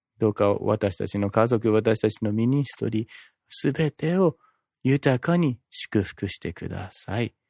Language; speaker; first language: Japanese; non-native, fluent; English